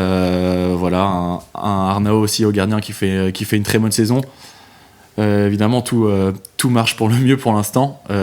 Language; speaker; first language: French; native; French